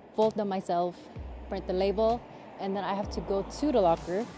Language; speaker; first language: English; non-native, fluent; Indonesian